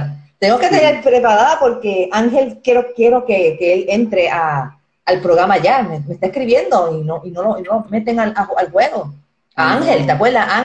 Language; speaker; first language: Spanish; native; Spanish